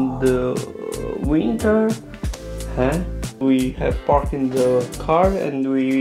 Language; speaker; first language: English; non-native, learner; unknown